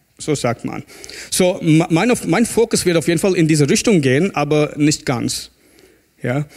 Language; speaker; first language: German; non-native, fluent; English